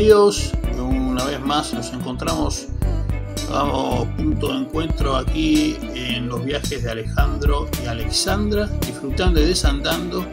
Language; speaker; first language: Spanish; native; Spanish